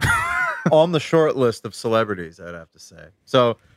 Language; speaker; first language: English; native; English